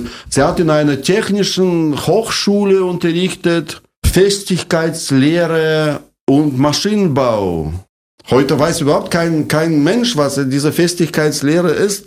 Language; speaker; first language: German; non-native, fluent; Russian